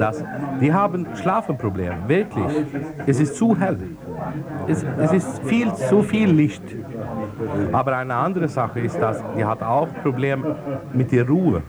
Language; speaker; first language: German; non-native, learner; Swedish